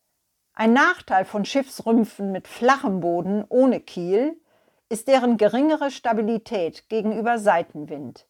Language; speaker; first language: German; native; German